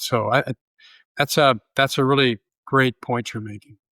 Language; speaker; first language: English; native; English